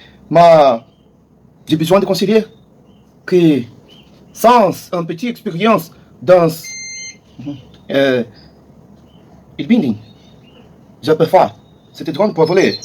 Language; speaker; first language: French; non-native, learner; Portuguese